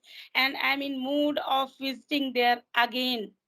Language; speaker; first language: English; non-native, fluent; Hindi